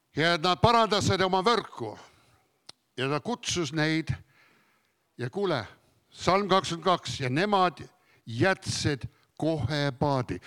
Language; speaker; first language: Estonian; non-native, fluent; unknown